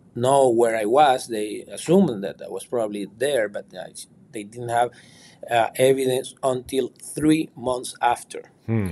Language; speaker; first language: English; non-native, fluent; Spanish